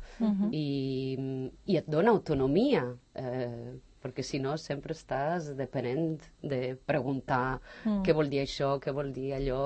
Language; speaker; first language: Catalan; non-native, fluent; Portuguese